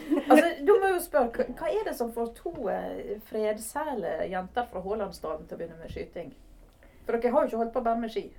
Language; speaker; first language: Norwegian; native; Norwegian